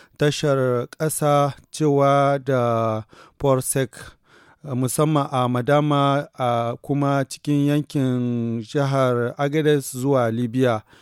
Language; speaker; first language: Hausa; native; Hausa